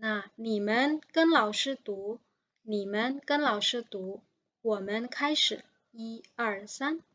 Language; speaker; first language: Chinese; non-native, fluent; Indonesian